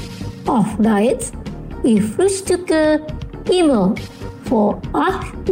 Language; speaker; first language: German; non-native, fluent; Indonesian